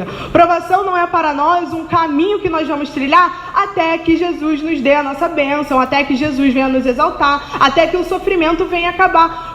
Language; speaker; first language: Portuguese; native; Portuguese